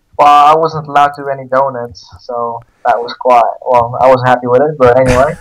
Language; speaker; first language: English; non-native, fluent; Dutch